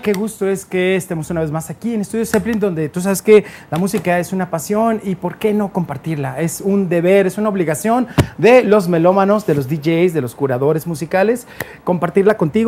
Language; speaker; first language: Spanish; native; Spanish